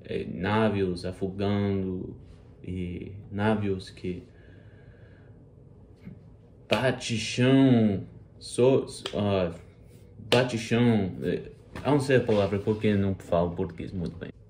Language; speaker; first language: Portuguese; early bilingual, heritage; English